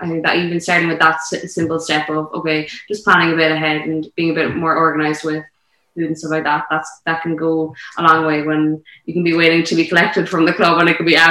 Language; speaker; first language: English; native; English